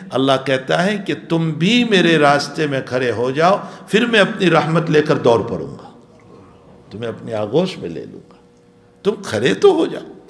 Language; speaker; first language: Urdu; non-native, local second language; Gujarati